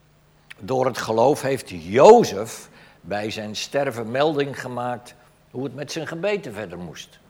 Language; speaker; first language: Dutch; native; Dutch